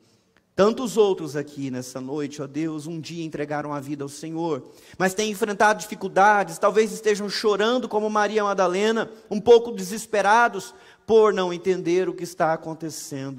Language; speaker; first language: Portuguese; native; Portuguese